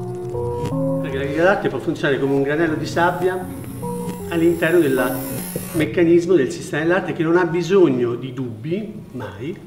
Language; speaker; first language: Italian; native; Italian